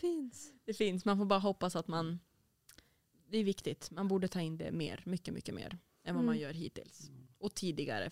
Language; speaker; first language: Swedish; native; Swedish